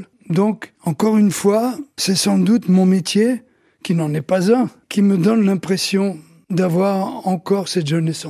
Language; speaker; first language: French; early bilingual, other home language; Italian